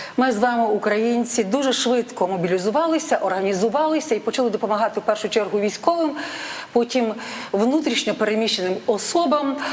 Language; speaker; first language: Ukrainian; native; Ukrainian